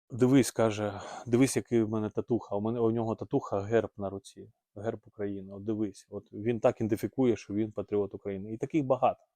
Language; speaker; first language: Ukrainian; non-native, local second language; Russian